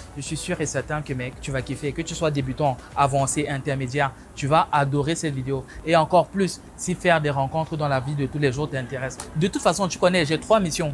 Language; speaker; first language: French; native; French